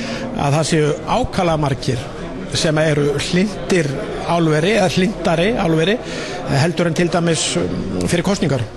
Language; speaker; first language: Icelandic; native; Icelandic